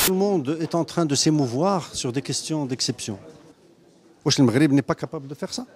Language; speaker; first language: French; non-native, local second language; Arabic